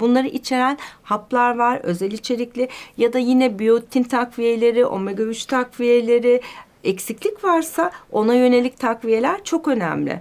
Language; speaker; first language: Turkish; native; Turkish